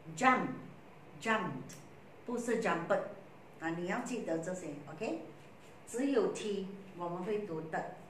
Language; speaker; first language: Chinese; native; Chinese